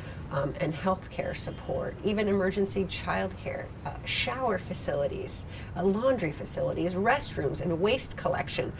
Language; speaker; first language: English; native; English